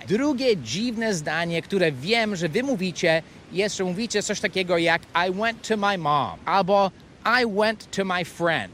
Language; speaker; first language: Polish; non-native, fluent; English